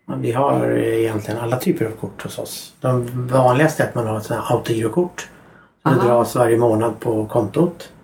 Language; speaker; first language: Swedish; native; Swedish